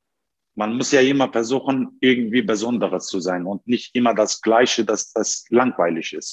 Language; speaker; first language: German; non-native, fluent; Turkish